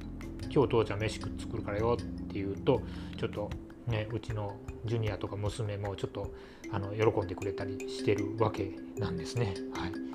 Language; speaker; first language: Japanese; native; Japanese